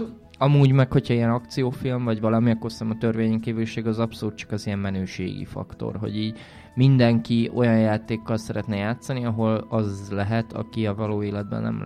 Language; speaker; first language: Hungarian; native; Hungarian